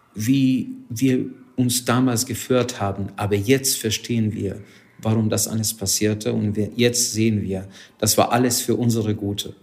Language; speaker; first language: German; non-native, fluent; Hungarian